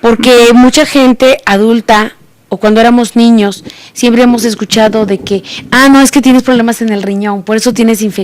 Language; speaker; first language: Spanish; native; Spanish